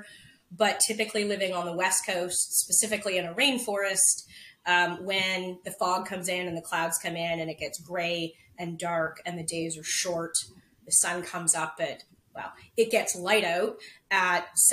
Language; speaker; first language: English; native; English